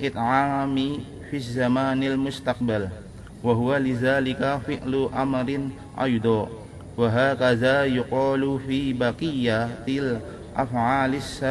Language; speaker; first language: Arabic; non-native, learner; Indonesian